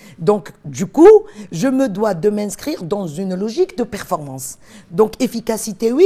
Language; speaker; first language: French; non-native, local second language; Arabic